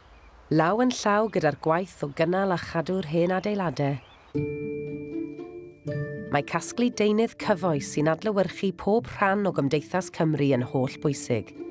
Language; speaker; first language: Welsh; native; Welsh